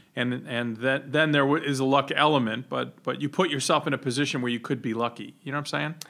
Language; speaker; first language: English; native; English